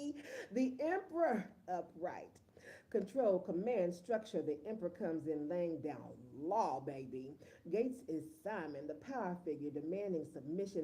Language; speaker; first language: English; native; English